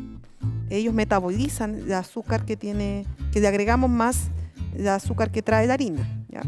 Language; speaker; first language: Spanish; native; Spanish